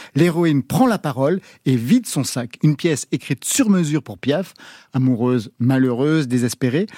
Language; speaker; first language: French; native; French